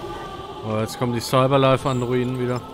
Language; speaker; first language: German; native; German